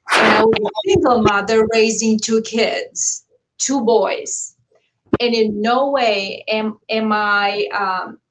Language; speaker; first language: English; non-native, fluent; Bulgarian